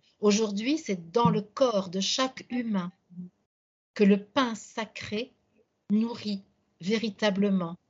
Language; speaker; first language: French; native; French